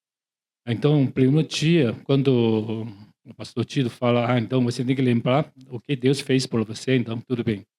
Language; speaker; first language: Portuguese; non-native, learner; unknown